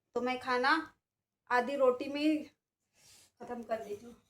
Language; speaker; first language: Hindi; non-native, local second language; Marathi